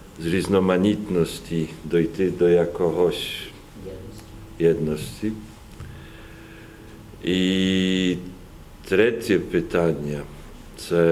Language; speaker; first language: Polish; non-native, learner; Ukrainian